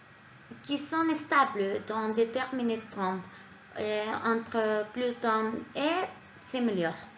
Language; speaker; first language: French; non-native, learner; Spanish